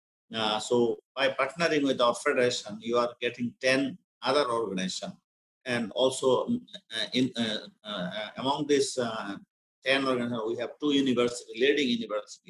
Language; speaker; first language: English; non-native, local second language; Bangla